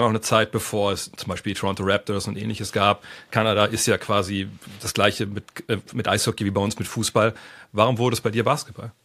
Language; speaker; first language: German; native; German